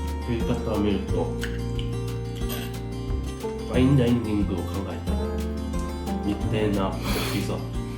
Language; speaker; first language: Japanese; non-native, fluent; Korean